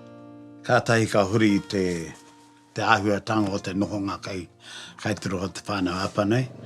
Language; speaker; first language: Māori; native; Māori